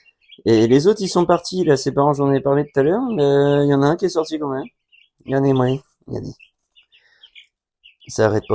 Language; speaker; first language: French; native; French